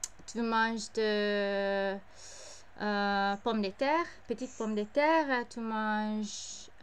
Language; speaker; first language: French; non-native, learner; English